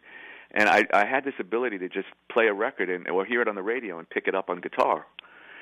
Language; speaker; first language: English; native; English